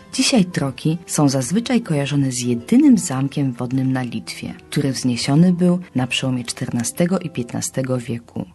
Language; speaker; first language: Polish; native; Polish